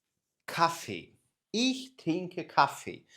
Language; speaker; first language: German; non-native, fluent; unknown